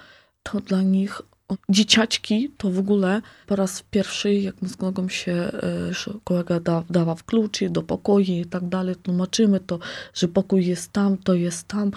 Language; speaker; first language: Polish; non-native, fluent; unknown